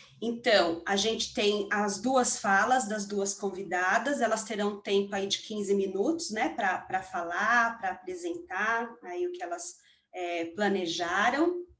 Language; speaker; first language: Portuguese; native; Portuguese